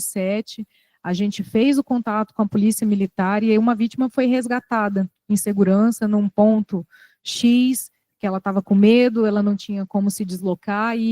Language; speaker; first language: Portuguese; native; Portuguese